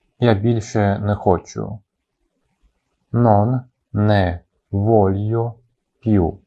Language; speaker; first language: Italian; non-native, fluent; Ukrainian